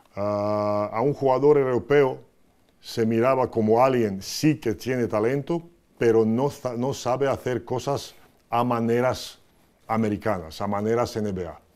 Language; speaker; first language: Spanish; non-native, fluent; Croatian